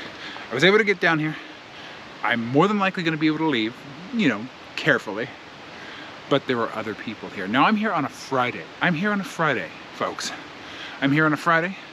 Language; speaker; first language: English; native; English